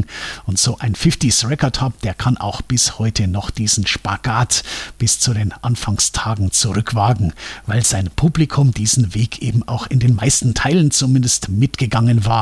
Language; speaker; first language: German; native; German